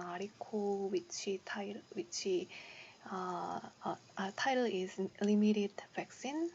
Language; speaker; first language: English; non-native, learner; Korean